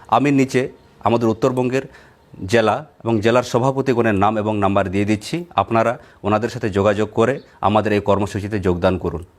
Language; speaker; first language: Bangla; non-native, local second language; Santali